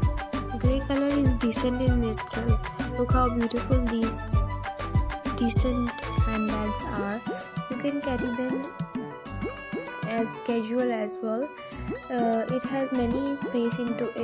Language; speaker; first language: English; non-native, local second language; Urdu